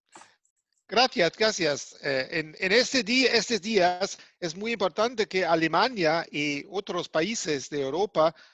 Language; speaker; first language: Spanish; non-native, fluent; German